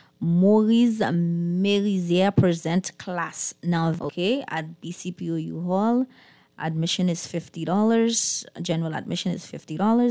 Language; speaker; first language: English; non-native, fluent; Haitian Creole